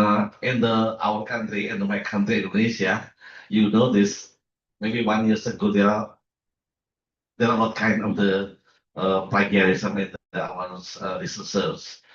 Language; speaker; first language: English; non-native, learner; Indonesian